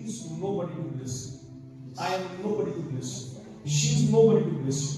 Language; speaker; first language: English; non-native, local second language; Hindi